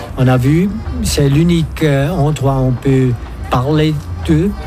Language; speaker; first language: French; non-native, local second language; Swiss German